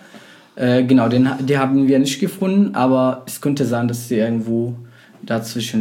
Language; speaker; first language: German; non-native, fluent; Arabic